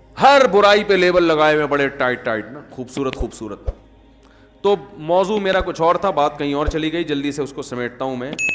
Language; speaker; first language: Urdu; native; Urdu